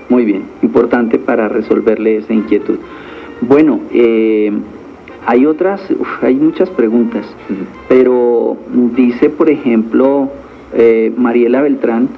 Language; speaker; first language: Spanish; native; Spanish